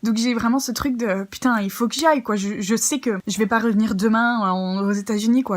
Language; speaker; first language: French; native; French